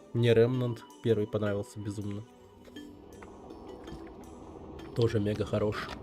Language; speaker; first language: Russian; native; Russian